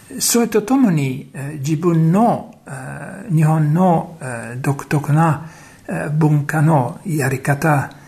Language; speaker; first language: Japanese; non-native, fluent; English